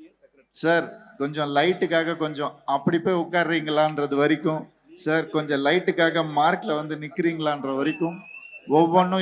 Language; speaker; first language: Tamil; native; Tamil